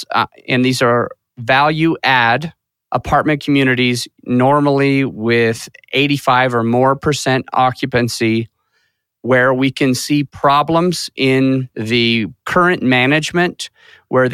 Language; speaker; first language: English; native; English